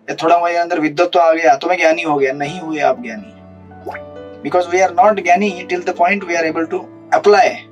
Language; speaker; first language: Hindi; non-native, local second language; Marathi